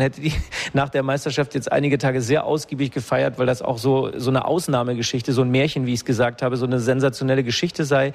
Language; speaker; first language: German; native; German